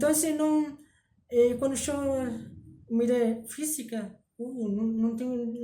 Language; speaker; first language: Spanish; early bilingual, heritage; Spanish